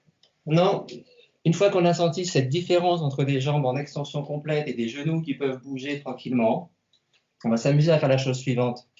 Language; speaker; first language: French; native; French